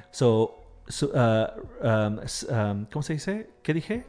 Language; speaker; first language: Spanish; early bilingual, heritage; Spanish